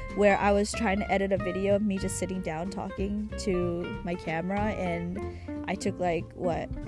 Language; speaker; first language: English; early bilingual, other home language; Japanese